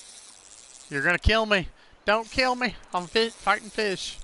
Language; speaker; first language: English; native; English